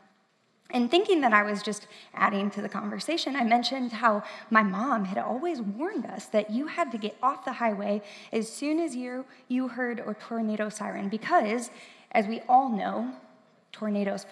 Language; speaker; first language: English; native; English